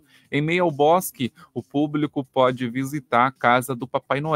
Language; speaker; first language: Portuguese; native; Portuguese